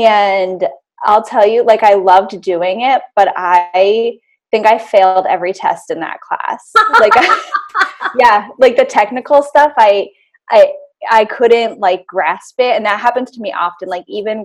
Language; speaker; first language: English; native; English